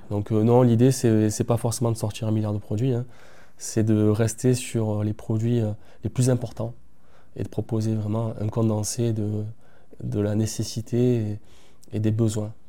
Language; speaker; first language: French; native; French